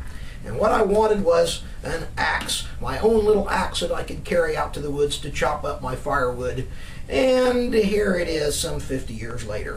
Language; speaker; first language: English; native; English